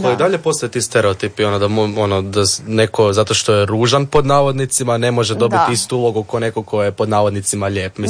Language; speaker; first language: Serbian; native; Serbian